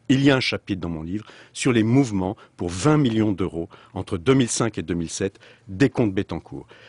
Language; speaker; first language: French; native; French